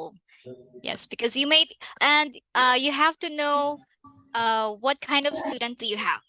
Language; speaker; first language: English; non-native, fluent; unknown